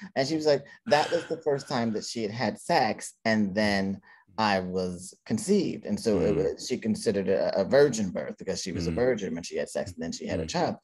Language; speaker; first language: English; native; English